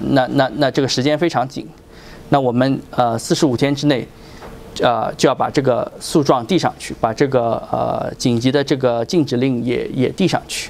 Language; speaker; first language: Chinese; native; Chinese